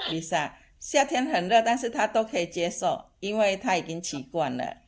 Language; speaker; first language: Chinese; non-native, fluent; Indonesian